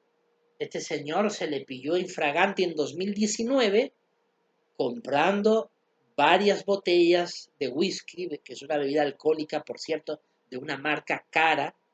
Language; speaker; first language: Spanish; native; Spanish